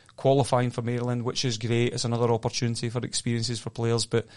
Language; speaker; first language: English; native; English